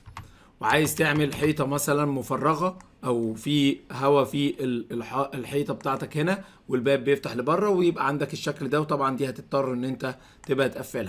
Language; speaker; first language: Arabic; native; Arabic